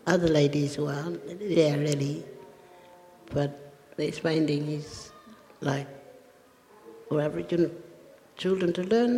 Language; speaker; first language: English; native; English